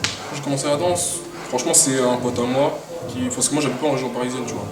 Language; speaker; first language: French; native; French